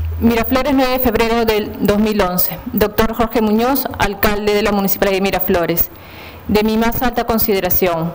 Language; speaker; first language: Spanish; native; Spanish